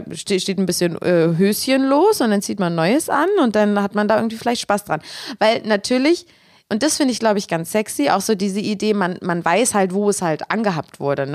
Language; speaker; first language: German; native; German